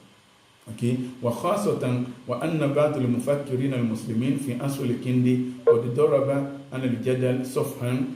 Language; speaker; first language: Arabic; non-native, fluent; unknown